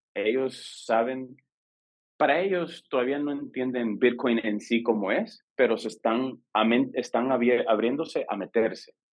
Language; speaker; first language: Spanish; native; Spanish